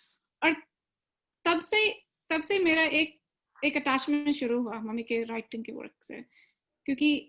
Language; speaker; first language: Hindi; early bilingual, other home language; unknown